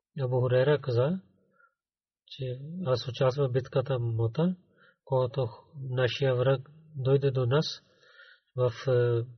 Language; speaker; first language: Bulgarian; non-native, learner; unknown